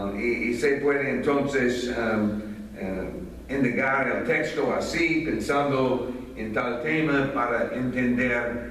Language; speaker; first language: Spanish; non-native, fluent; English